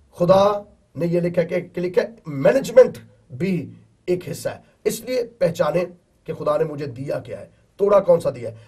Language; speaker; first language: Urdu; non-native, local second language; Punjabi